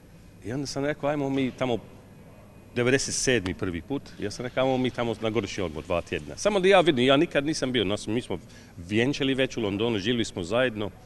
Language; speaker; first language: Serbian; non-native, fluent; English